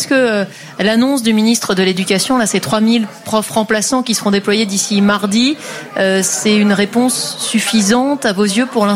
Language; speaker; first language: French; native; French